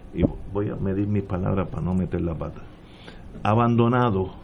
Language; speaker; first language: Spanish; native; Spanish